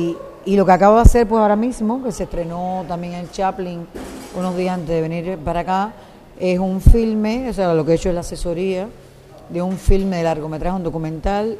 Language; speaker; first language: Spanish; native; Spanish